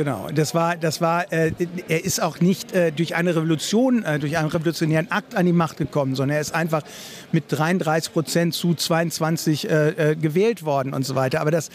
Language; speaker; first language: German; native; German